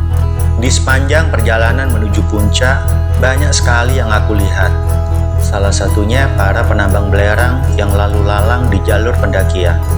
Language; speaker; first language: Indonesian; native; Indonesian